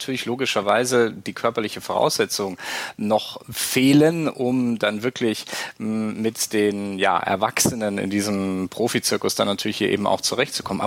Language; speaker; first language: German; native; German